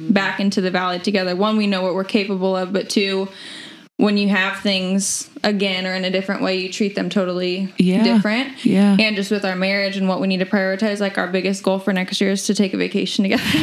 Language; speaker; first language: English; native; English